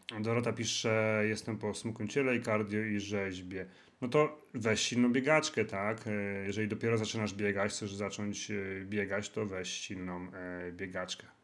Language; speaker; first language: Polish; native; Polish